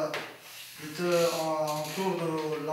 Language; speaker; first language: French; non-native, learner; Persian